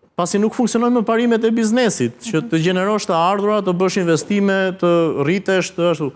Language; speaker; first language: Albanian; native; Albanian